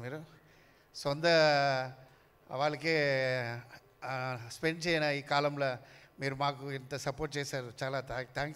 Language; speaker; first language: Telugu; non-native, fluent; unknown